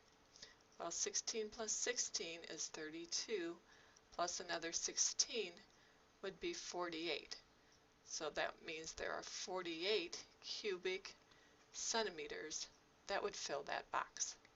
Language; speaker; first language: English; native; English